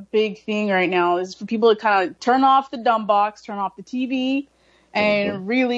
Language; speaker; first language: English; native; English